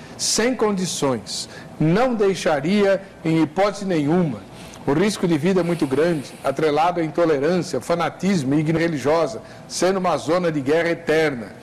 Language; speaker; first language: Portuguese; native; Portuguese